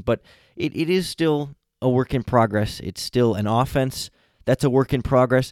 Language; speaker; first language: English; native; English